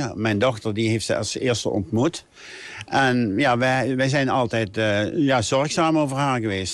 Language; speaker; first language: Dutch; native; Dutch